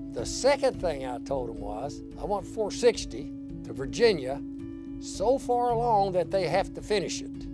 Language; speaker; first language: English; native; English